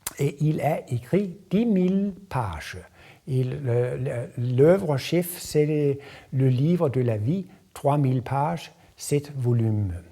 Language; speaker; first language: French; non-native, fluent; Danish